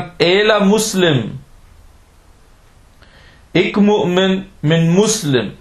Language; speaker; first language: Danish; early bilingual, other home language; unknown